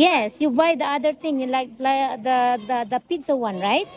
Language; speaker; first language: English; non-native, local second language; Filipino